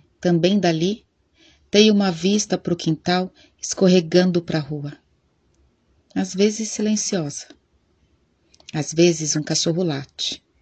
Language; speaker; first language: Portuguese; native; Portuguese